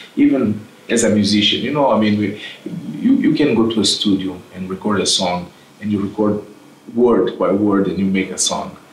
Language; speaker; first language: English; non-native, fluent; Portuguese